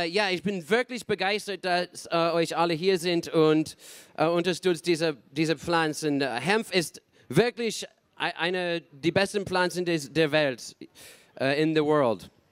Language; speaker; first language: German; non-native, learner; English